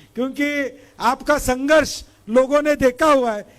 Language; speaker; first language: Hindi; non-native, local second language; Marathi